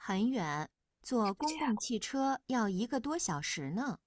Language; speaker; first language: Chinese; non-native, learner; Vietnamese